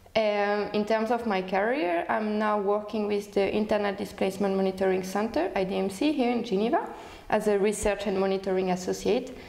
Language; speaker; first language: English; non-native, fluent; French